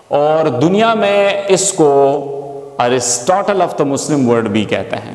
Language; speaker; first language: Urdu; non-native, local second language; Pashto